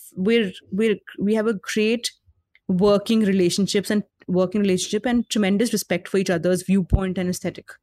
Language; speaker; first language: English; non-native, local second language; Hindi